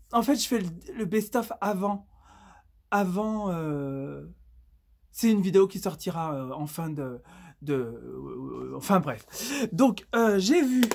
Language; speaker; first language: French; native; French